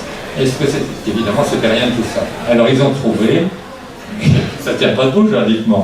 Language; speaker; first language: French; native; French